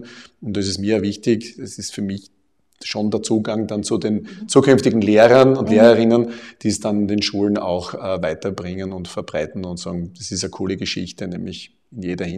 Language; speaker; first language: German; native; German